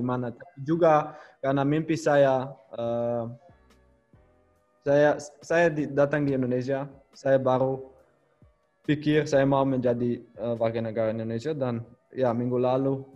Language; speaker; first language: Indonesian; non-native, learner; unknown